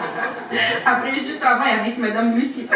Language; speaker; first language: French; non-native, learner; Arabic